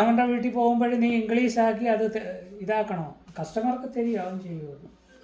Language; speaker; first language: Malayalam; non-native, learner; Tamil